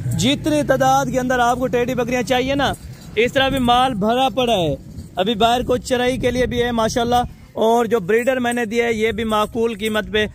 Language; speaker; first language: Urdu; non-native, local second language; Saraiki